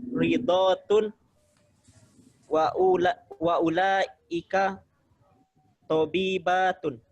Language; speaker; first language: Arabic; non-native, learner; Indonesian